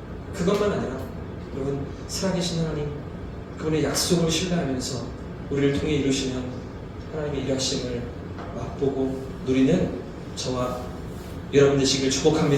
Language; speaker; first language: Korean; native; Korean